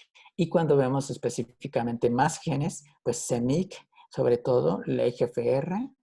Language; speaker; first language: Spanish; native; Spanish